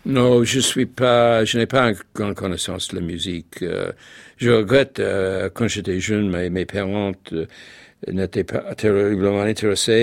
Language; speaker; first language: French; non-native, fluent; English